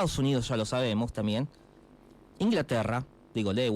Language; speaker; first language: Spanish; native; Spanish